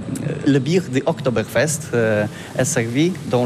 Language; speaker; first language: French; non-native, learner; Polish